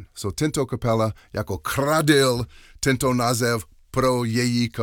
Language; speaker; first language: Czech; non-native, learner; English